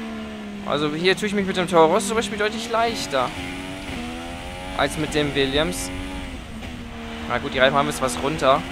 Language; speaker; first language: German; native; German